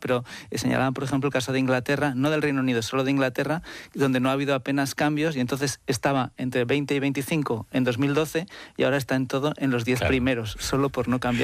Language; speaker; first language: Spanish; native; Spanish